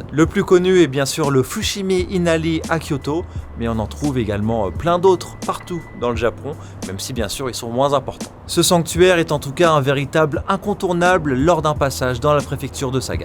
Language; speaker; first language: French; native; French